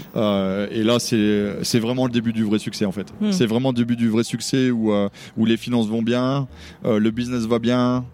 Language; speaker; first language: French; native; French